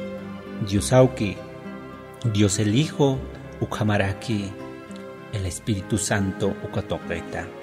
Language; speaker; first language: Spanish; non-native, local second language; Aymara